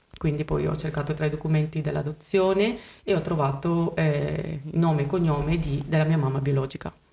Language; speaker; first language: Italian; early bilingual, other home language; Spanish